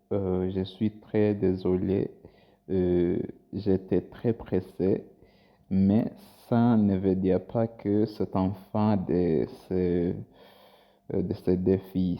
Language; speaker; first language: French; non-native, learner; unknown